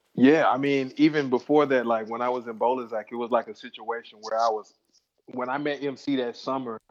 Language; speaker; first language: English; native; English